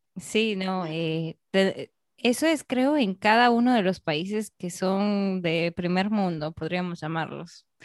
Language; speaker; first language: Spanish; native; Spanish